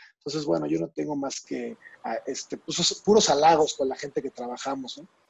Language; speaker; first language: Spanish; native; Spanish